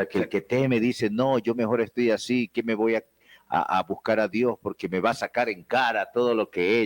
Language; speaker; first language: Spanish; native; Spanish